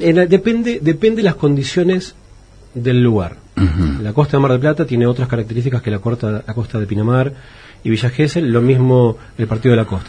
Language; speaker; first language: Spanish; native; Spanish